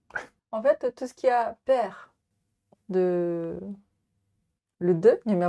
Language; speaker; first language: French; non-native, learner; Japanese